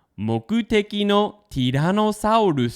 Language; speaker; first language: Japanese; non-native, fluent; English